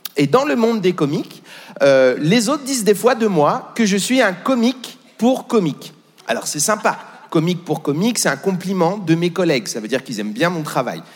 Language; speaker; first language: French; native; French